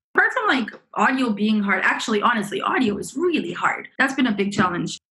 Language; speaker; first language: English; early bilingual, other home language; Romanian